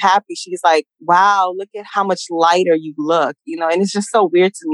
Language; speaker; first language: English; native; English